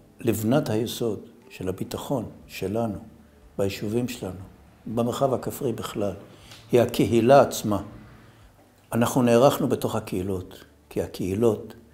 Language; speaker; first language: Hebrew; native; Hebrew